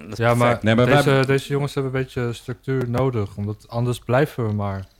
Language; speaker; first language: Dutch; native; Dutch